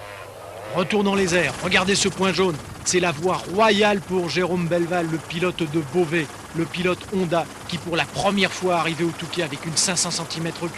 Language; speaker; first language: French; native; French